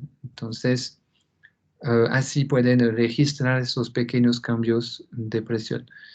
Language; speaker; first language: Spanish; non-native, fluent; French